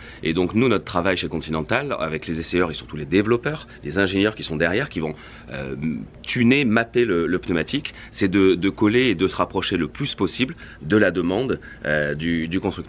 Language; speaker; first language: French; native; French